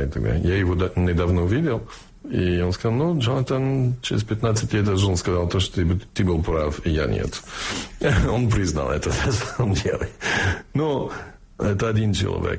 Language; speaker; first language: Russian; non-native, fluent; English